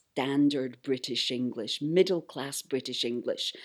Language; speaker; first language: English; native; English